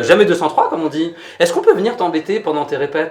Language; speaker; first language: French; native; French